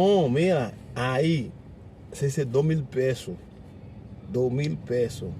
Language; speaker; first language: Spanish; non-native, fluent; Haitian Creole